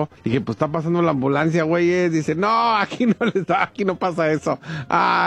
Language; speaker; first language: Spanish; native; Spanish